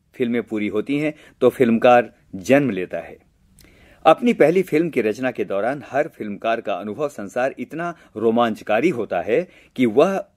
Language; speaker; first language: Hindi; native; Hindi